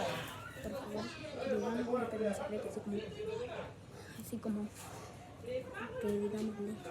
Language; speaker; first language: Spanish; native; Spanish